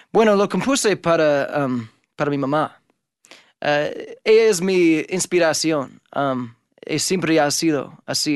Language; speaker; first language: Spanish; non-native, fluent; English